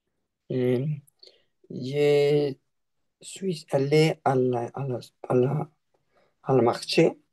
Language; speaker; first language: French; non-native, learner; Spanish